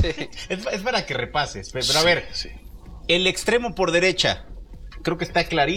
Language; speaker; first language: Spanish; native; Spanish